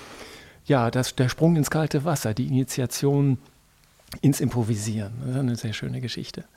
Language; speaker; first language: German; native; German